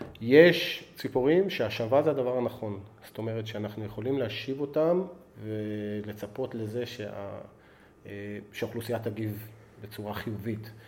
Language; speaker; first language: Hebrew; native; Hebrew